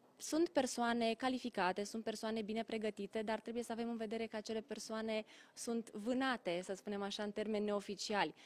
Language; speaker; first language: Romanian; native; Romanian